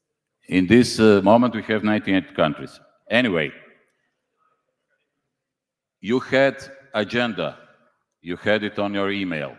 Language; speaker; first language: English; non-native, fluent; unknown